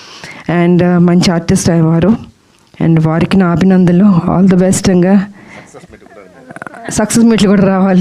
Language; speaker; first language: Telugu; native; Telugu